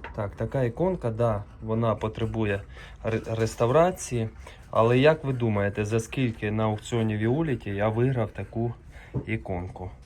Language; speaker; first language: Ukrainian; non-native, local second language; Russian